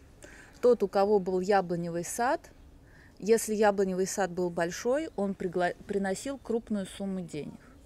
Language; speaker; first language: Russian; native; Russian